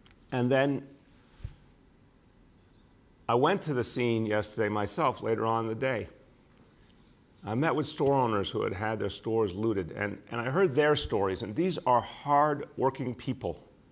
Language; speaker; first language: English; native; English